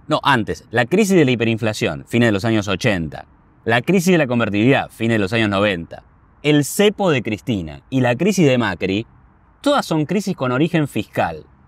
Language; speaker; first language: Spanish; native; Spanish